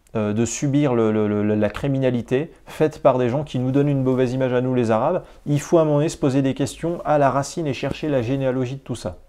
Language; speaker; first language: French; native; French